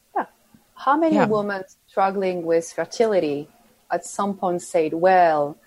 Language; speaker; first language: English; non-native, fluent; French